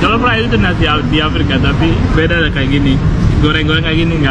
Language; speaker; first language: Indonesian; non-native, fluent; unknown